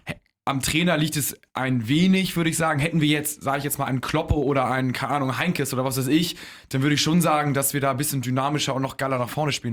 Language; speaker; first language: German; native; German